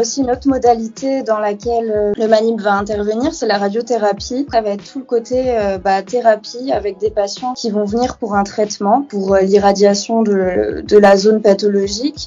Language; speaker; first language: French; native; French